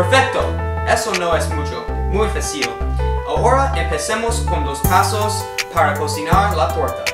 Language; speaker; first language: Spanish; non-native, learner; English